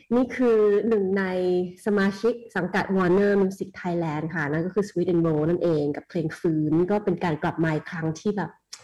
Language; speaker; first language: Thai; native; Thai